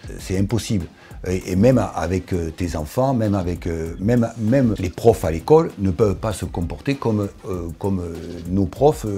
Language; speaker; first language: French; native; French